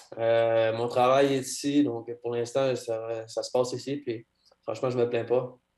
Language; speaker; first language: French; native; French